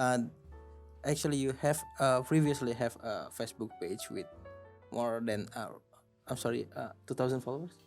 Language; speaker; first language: English; non-native, learner; Indonesian